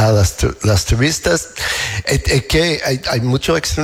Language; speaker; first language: Spanish; non-native, learner; English